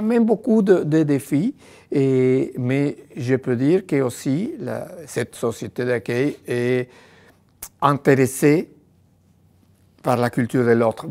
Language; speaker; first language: French; non-native, fluent; Spanish